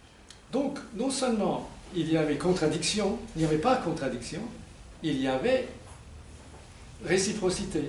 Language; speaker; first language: French; non-native, fluent; English